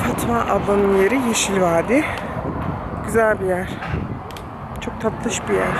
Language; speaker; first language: Turkish; early bilingual, heritage; Turkish